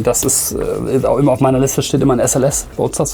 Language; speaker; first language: German; native; German